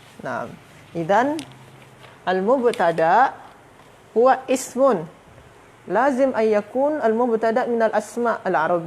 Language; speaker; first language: Arabic; non-native, fluent; Malay